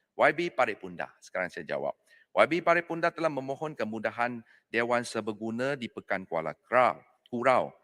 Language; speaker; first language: Malay; non-native, local second language; Chinese